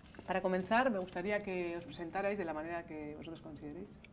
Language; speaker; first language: Spanish; native; Spanish